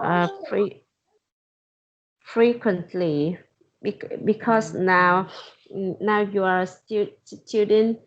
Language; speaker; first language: English; non-native, learner; Vietnamese